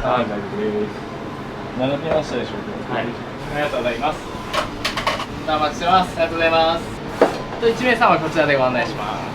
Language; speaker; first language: Japanese; native; Japanese